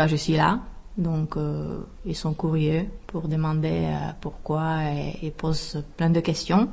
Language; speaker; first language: French; non-native, fluent; Czech